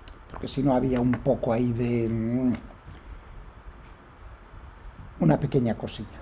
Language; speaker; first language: Spanish; native; Spanish